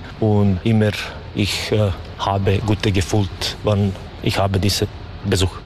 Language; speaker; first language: German; non-native, learner; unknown